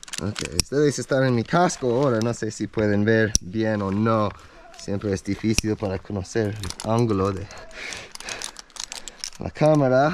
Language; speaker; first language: Spanish; non-native, learner; English